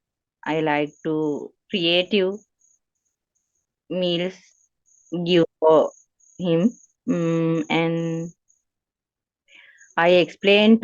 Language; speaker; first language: English; non-native, learner; Sinhala